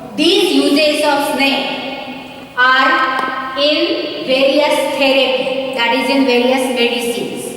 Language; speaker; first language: English; non-native, local second language; Marathi